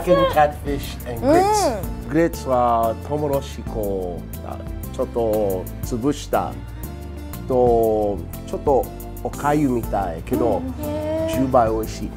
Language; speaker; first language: Japanese; non-native, learner; English